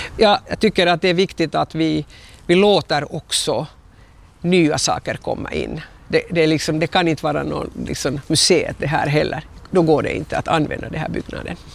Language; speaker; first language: Swedish; non-native, local second language; Finnish